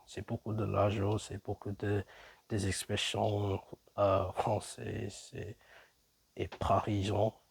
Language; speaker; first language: French; non-native, learner; English